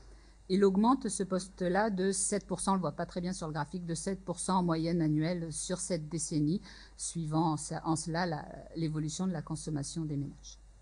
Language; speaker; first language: French; native; French